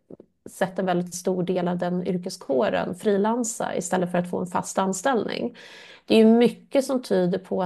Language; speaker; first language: Swedish; native; Swedish